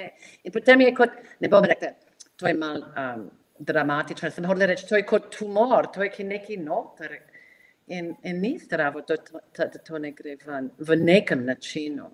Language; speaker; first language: Slovenian; non-native, fluent; English